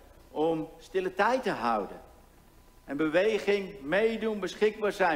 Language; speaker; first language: Dutch; native; Dutch